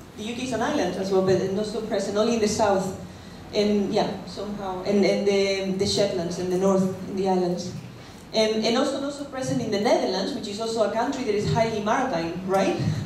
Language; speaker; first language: English; non-native, fluent; Spanish